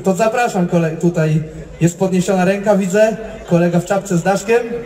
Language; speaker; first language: Polish; native; Polish